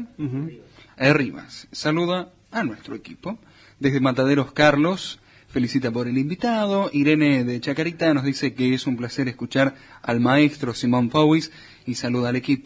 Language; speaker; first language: Spanish; native; Spanish